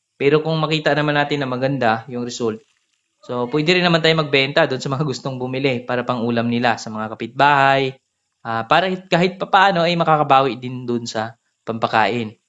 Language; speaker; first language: Filipino; non-native, local second language; Cebuano